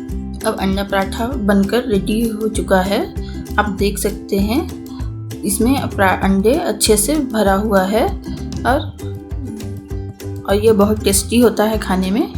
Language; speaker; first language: Hindi; native; Hindi